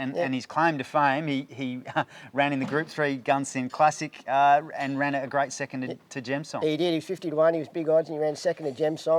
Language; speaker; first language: English; native; English